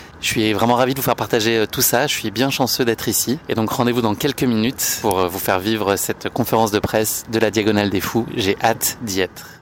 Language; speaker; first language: French; native; French